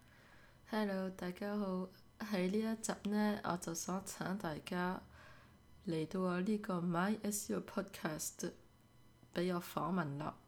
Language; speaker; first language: Cantonese; early bilingual, heritage; Cantonese